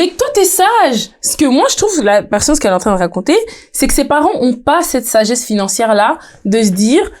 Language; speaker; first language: French; native; French